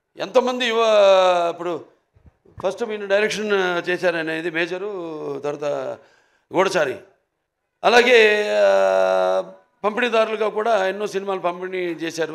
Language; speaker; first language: Telugu; native; Telugu